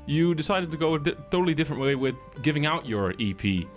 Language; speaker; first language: English; non-native, fluent; Dutch